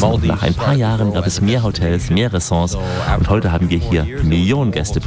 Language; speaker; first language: German; native; German